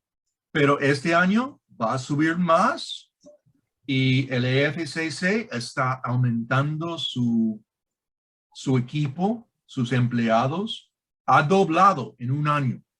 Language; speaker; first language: Spanish; non-native, fluent; English